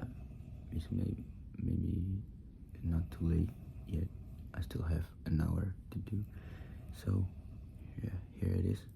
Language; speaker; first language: English; non-native, local second language; Indonesian